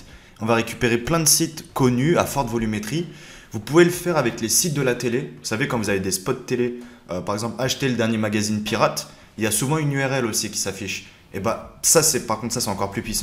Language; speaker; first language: French; native; French